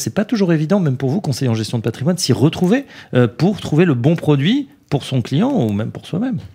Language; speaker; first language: French; native; French